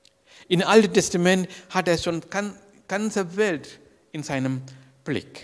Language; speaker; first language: German; non-native, learner; Sinhala